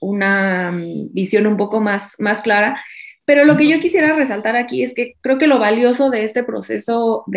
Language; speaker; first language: Spanish; native; Spanish